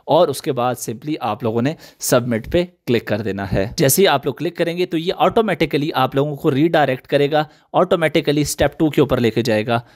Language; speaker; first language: Urdu; native; Urdu